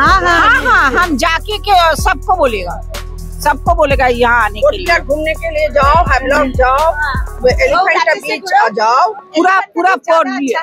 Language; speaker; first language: Hindi; non-native, local second language; Bangla